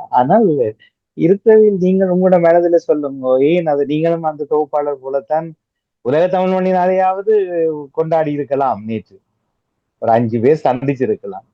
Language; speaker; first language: Tamil; native; Tamil